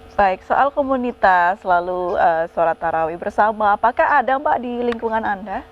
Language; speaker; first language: Indonesian; native; Indonesian